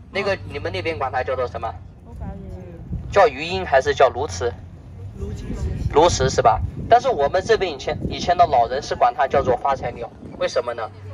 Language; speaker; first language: Chinese; native; Chinese